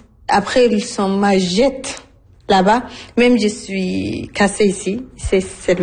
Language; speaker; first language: French; non-native, learner; Arabic